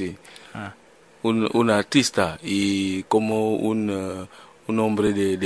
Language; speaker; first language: Spanish; non-native, learner; French